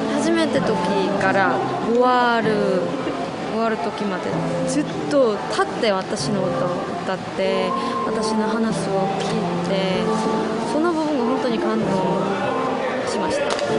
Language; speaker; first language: Japanese; non-native, fluent; Korean